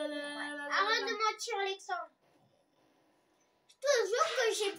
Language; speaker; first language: French; native; French